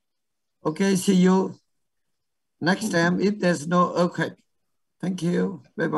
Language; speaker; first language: English; non-native, learner; Vietnamese